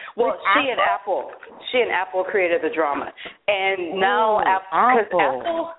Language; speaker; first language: English; native; English